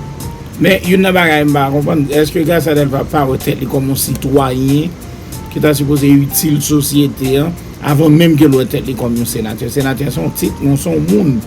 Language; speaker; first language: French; non-native, local second language; Haitian Creole